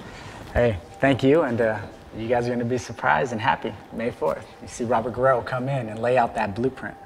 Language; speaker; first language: English; native; English